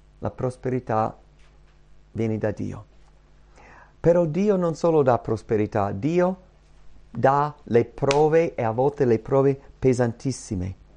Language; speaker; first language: Italian; non-native, fluent; English